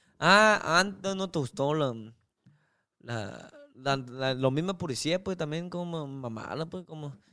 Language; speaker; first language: Spanish; non-native, learner; Chinese